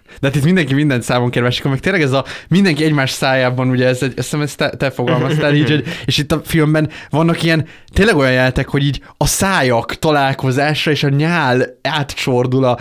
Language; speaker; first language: Hungarian; native; Hungarian